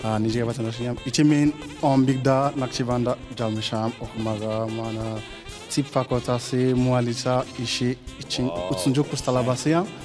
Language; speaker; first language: Azerbaijani; non-native, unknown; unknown